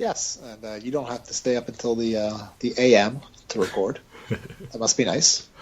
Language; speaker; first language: English; native; English